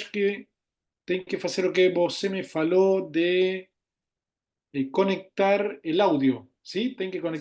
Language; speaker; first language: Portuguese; non-native, learner; Spanish